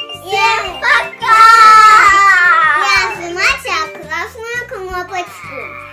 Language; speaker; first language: Russian; early bilingual, heritage; Russian